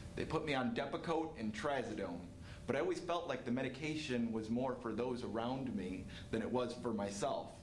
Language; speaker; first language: English; native; English